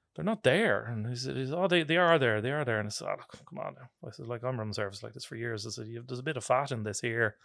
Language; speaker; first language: English; native; English